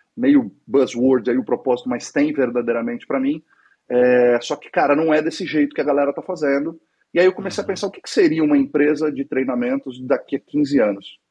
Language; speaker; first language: Portuguese; native; Portuguese